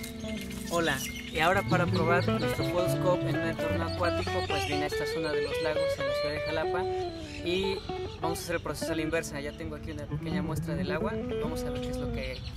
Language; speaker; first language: Spanish; native; Spanish